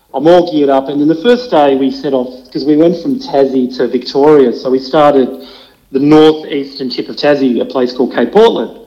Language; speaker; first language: English; native; English